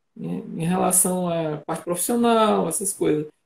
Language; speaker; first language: Portuguese; native; Portuguese